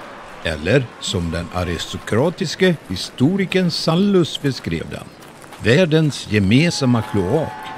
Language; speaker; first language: Swedish; native; Swedish